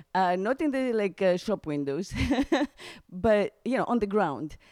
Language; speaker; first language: English; non-native, fluent; Greek